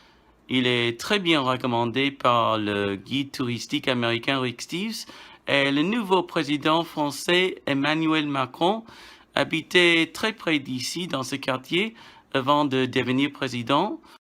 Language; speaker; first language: French; non-native, fluent; English